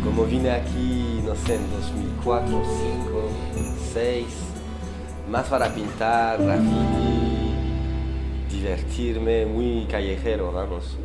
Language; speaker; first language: Spanish; non-native, fluent; French